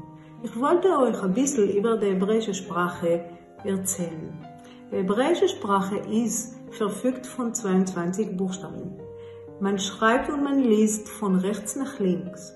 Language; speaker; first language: German; non-native, fluent; Hebrew